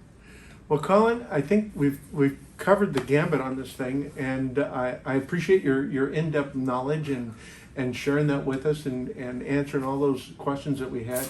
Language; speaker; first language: English; native; English